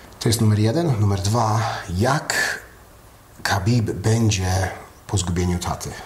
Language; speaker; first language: Polish; early bilingual, heritage; Polish